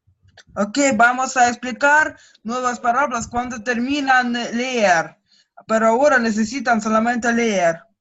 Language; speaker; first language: Spanish; non-native, learner; Russian